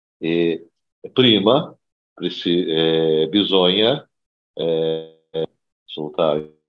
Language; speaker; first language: Italian; non-native, learner; Portuguese